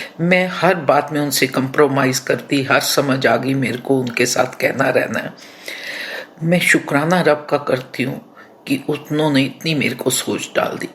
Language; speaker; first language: Hindi; non-native, local second language; Punjabi